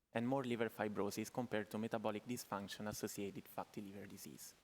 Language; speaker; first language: English; non-native, fluent; Italian